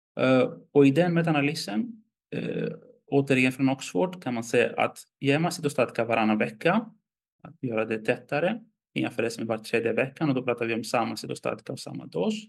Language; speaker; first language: Swedish; non-native, fluent; Greek